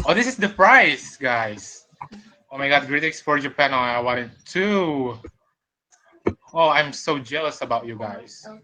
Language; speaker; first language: English; non-native, fluent; Indonesian